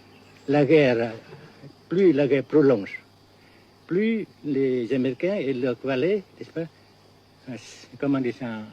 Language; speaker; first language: French; non-native, fluent; Vietnamese